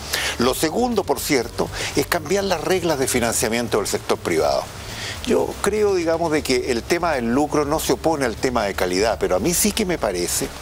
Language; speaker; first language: Spanish; native; Spanish